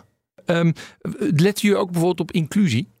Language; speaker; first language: Dutch; native; Dutch